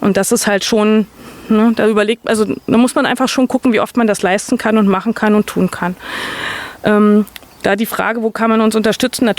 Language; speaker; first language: German; native; German